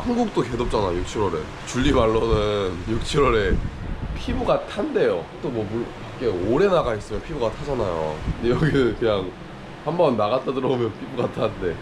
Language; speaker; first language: Korean; native; Korean